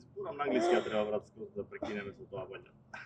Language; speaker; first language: Macedonian; native; Macedonian